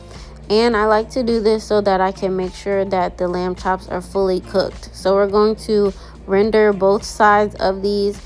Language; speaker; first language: English; native; English